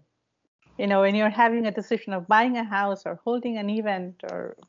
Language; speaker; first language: English; non-native, local second language; Bangla